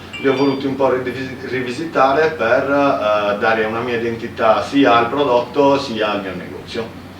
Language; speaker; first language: Italian; native; Italian